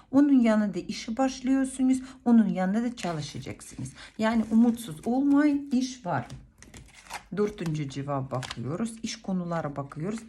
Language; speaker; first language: Turkish; non-native, fluent; Russian